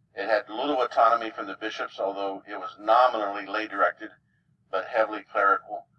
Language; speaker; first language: English; native; English